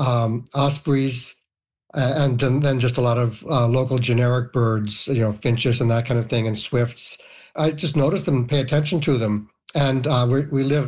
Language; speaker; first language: English; native; English